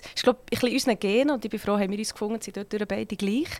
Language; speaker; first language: German; native; German